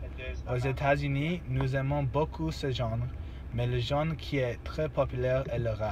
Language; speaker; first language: French; non-native, learner; English